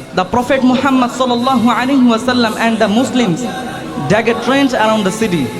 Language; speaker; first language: English; non-native, local second language; Bangla